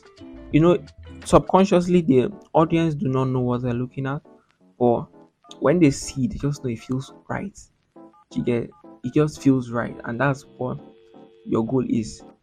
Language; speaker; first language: English; non-native, local second language; Yoruba